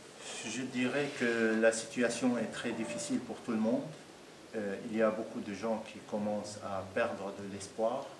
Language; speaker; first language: French; non-native, fluent; Arabic